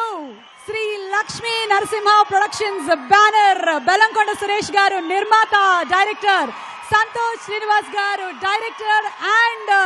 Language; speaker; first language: Telugu; native; Telugu